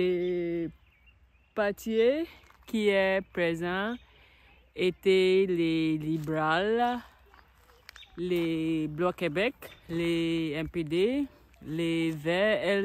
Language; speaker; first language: French; non-native, learner; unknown